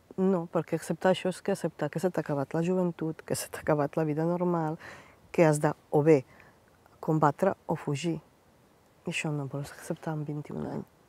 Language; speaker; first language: Catalan; non-native, fluent; Bosnian